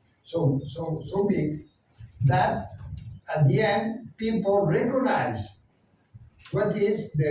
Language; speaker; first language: English; non-native, fluent; Spanish